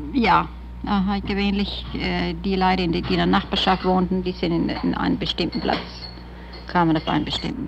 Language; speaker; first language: German; early bilingual, heritage; German